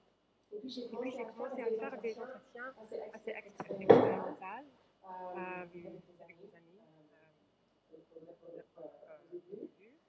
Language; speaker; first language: French; non-native, fluent; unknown